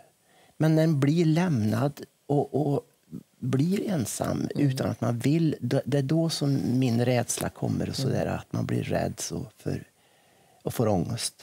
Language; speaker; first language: Swedish; native; Swedish